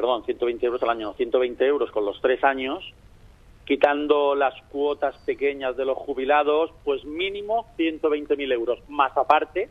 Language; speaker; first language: Spanish; native; Spanish